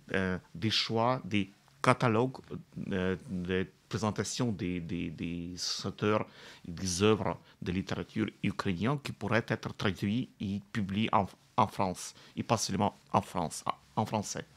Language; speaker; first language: French; non-native, fluent; Russian